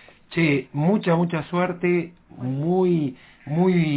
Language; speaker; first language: Spanish; native; Spanish